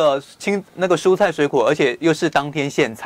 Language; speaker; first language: Chinese; native; Chinese